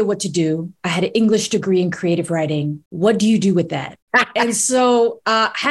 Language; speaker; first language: English; native; English